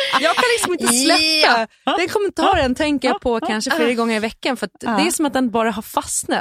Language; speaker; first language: Swedish; native; Swedish